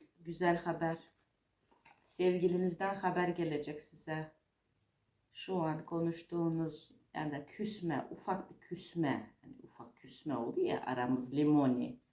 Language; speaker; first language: Turkish; non-native, fluent; Russian